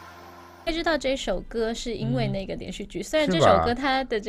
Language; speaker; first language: Chinese; native; Chinese